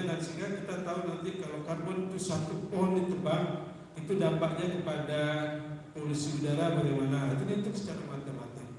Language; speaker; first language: Indonesian; native; Indonesian